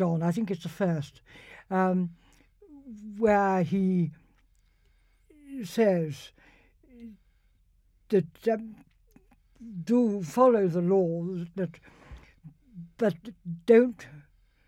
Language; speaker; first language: English; native; English